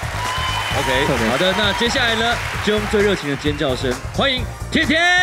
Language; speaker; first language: Chinese; native; Chinese